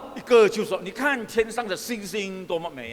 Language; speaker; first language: Chinese; early bilingual, heritage; Chinese